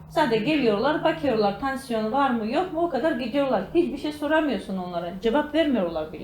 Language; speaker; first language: Turkish; non-native, learner; Georgian